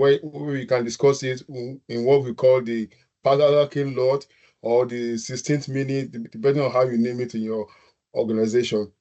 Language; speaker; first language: English; non-native, local second language; Yoruba